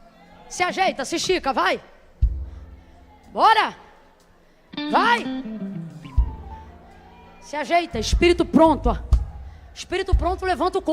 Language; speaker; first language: Portuguese; native; Portuguese